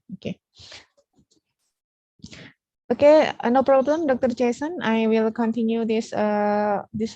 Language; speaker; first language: English; non-native, learner; Indonesian